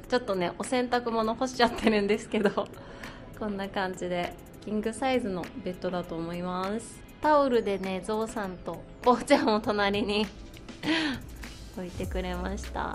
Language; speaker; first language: Japanese; native; Japanese